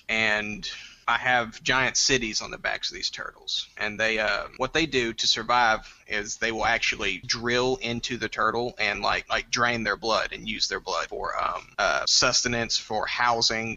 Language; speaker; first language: English; native; English